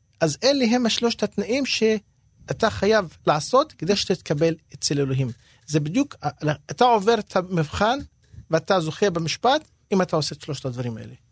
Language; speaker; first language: Hebrew; non-native, local second language; Arabic